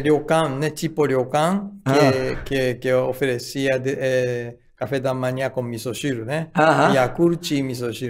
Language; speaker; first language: Portuguese; non-native, fluent; Japanese